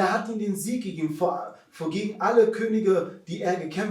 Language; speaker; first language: German; non-native, fluent; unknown